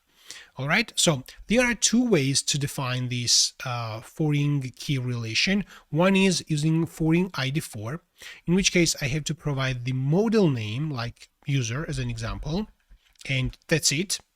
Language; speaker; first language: English; non-native, fluent; Georgian